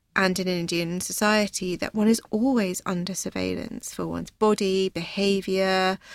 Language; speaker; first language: English; native; English